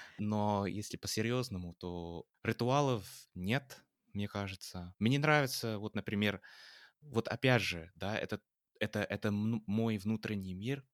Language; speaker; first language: Russian; non-native, fluent; English